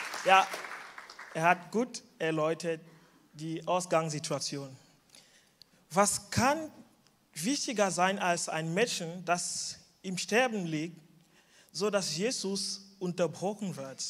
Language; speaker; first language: German; non-native, fluent; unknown